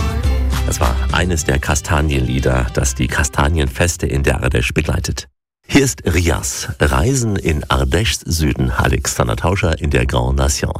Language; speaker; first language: German; native; German